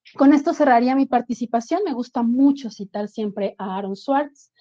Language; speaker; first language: Spanish; native; Spanish